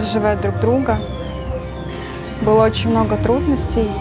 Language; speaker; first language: Russian; native; Russian